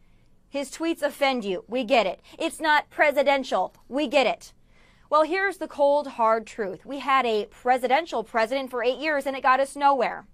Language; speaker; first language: English; native; English